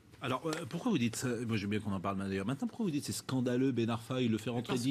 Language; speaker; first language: French; native; French